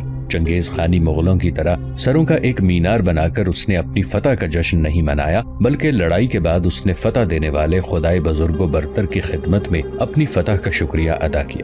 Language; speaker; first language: Urdu; native; Urdu